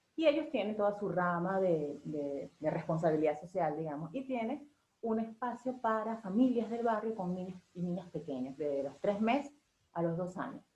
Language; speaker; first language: Spanish; native; Spanish